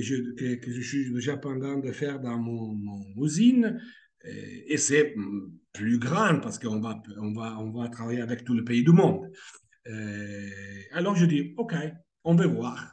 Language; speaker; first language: French; non-native, fluent; Italian